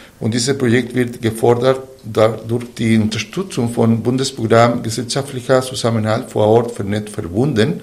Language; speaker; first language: German; non-native, fluent; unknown